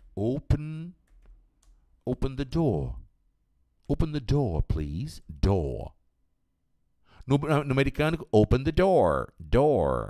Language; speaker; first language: English; non-native, fluent; Portuguese